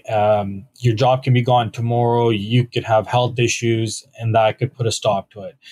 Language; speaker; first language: English; native; English